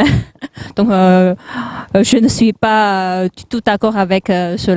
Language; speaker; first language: French; non-native, fluent; Chinese